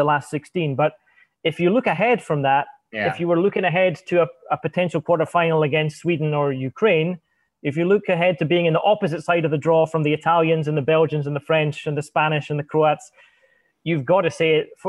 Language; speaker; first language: English; native; English